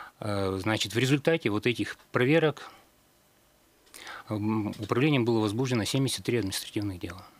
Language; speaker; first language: Russian; native; Russian